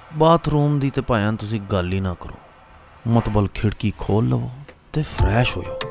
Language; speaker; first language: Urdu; native; Urdu